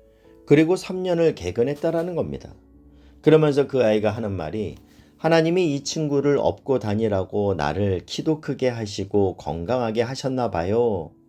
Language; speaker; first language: Korean; native; Korean